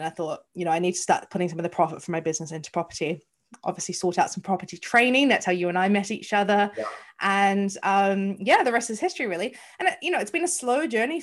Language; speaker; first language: English; native; English